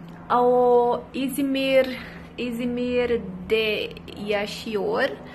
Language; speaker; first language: Turkish; non-native, learner; Portuguese